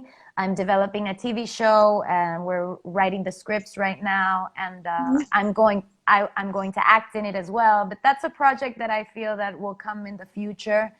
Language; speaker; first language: English; non-native, fluent; Spanish